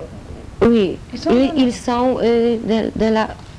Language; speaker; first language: French; non-native, learner; Polish